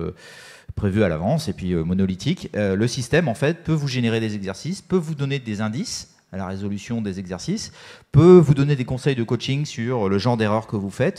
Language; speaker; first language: French; native; French